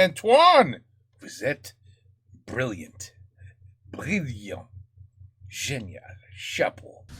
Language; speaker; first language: French; non-native, learner; English